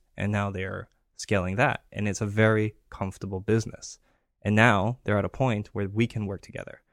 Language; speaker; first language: English; early bilingual, other home language; Greek